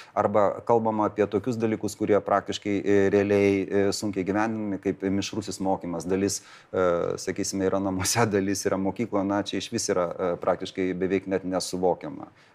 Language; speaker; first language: Lithuanian; native; Lithuanian